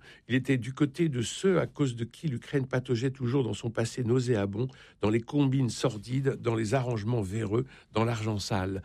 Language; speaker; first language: French; native; French